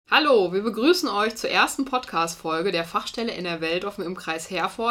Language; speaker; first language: German; native; German